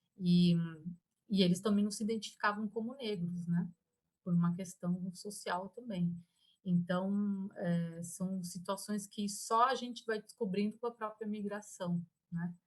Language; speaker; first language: Portuguese; early bilingual, other home language; Spanish